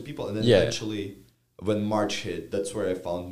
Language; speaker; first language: English; non-native, fluent; Ukrainian